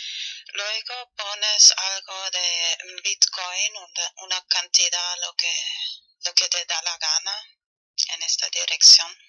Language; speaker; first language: Spanish; non-native, fluent; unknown